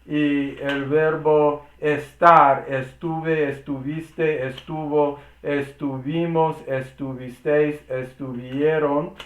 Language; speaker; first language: Spanish; non-native, learner; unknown